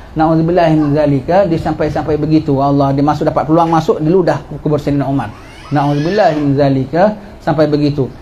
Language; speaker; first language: Malay; native; Malay